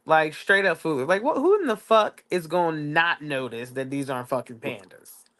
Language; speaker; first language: English; native; English